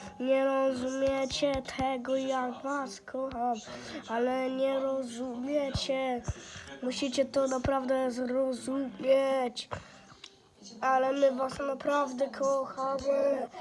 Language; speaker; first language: Polish; non-native, learner; English